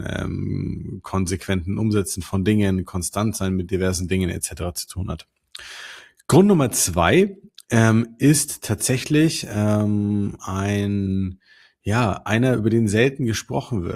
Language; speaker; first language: German; native; German